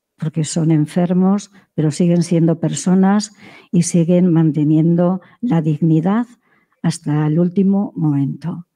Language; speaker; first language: Spanish; native; Spanish